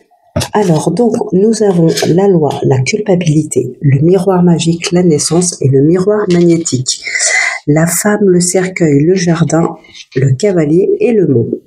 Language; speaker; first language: French; native; French